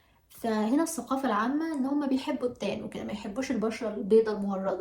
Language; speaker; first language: Arabic; native; Arabic